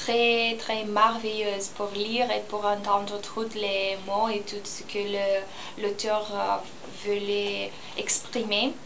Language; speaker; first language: French; non-native, learner; Romanian